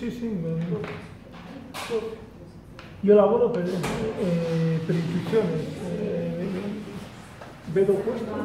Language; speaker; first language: Italian; non-native, fluent; Spanish